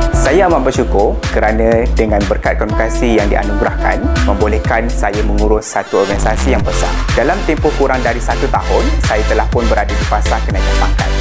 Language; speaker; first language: Malay; native; Malay